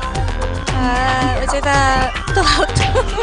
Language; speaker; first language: Chinese; non-native, fluent; Japanese